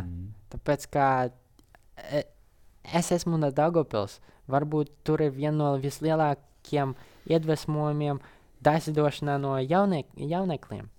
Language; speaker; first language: Latvian; non-native, local second language; Russian